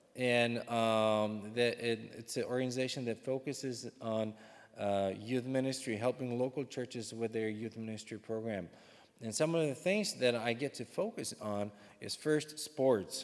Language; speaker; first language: English; non-native, fluent; Czech